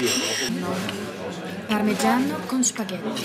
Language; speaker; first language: Italian; non-native, learner; Slovak